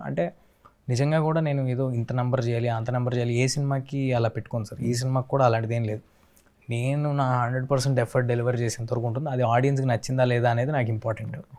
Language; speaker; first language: Telugu; native; Telugu